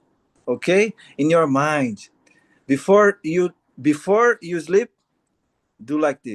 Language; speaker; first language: English; non-native, learner; Portuguese